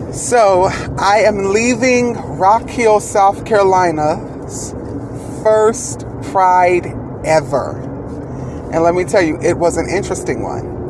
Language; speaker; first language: English; native; English